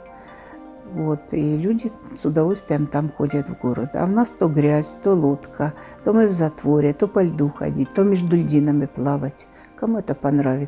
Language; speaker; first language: Russian; native; Russian